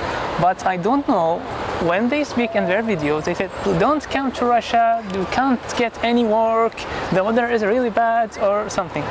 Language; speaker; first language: English; non-native, fluent; Arabic